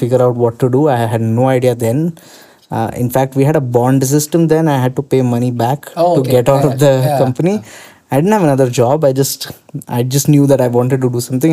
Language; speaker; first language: English; non-native, local second language; Kannada